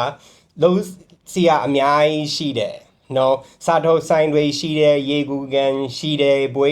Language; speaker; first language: Burmese; non-native, fluent; English